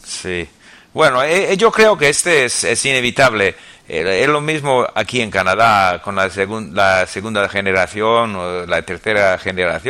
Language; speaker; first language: Spanish; non-native, fluent; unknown